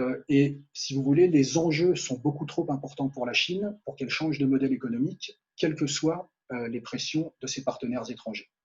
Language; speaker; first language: French; native; French